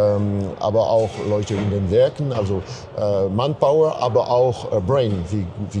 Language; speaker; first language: German; non-native, fluent; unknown